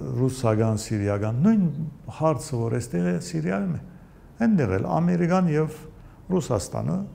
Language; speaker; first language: Armenian; early bilingual, heritage; Armenian